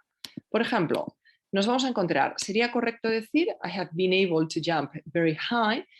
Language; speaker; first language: Spanish; native; Spanish